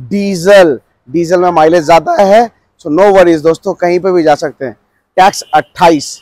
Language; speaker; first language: Hindi; native; Hindi